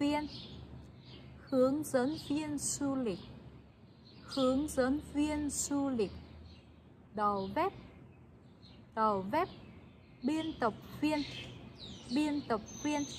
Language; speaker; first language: Vietnamese; non-native, fluent; Korean